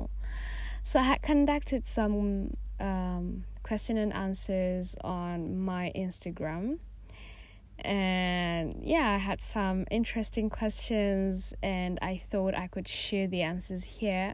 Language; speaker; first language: English; non-native, local second language; Swahili